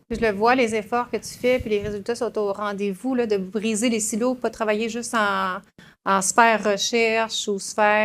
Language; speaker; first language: French; native; French